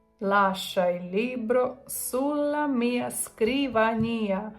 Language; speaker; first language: Italian; non-native, fluent; Ukrainian